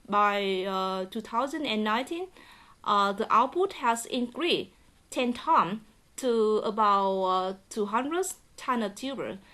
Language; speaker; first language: English; non-native, learner; Vietnamese